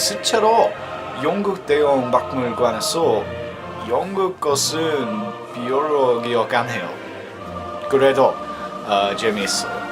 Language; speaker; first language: Korean; non-native, learner; English